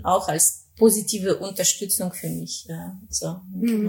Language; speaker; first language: German; non-native, fluent; Russian